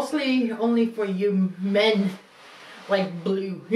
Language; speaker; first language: English; native; English